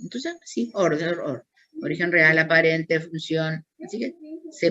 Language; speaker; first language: Spanish; native; Spanish